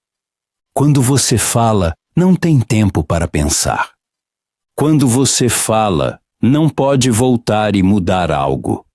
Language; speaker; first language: Portuguese; non-native, fluent; Polish